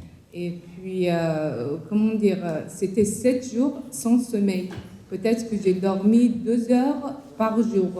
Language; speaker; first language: French; non-native, fluent; Persian